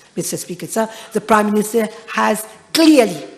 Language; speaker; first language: English; non-native, local second language; Morisyen